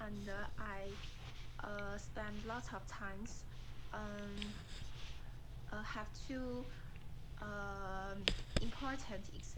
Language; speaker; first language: English; non-native, learner; Chinese